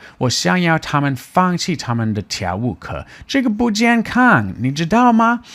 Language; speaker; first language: Chinese; non-native, fluent; English